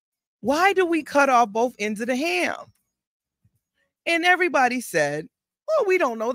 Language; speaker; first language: English; native; English